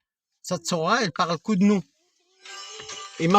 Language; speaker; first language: French; non-native, fluent; Arabic